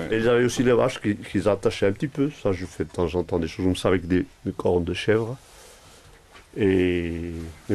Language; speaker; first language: French; non-native, local second language; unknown